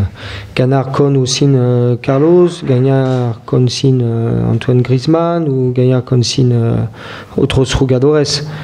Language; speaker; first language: Spanish; non-native, fluent; French